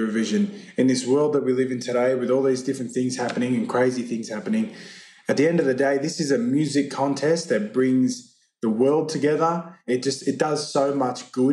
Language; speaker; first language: English; native; English